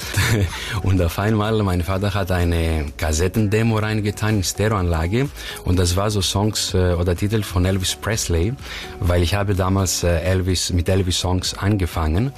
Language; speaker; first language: German; non-native, fluent; Greek